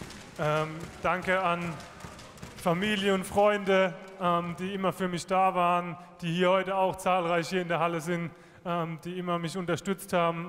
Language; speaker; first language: German; native; German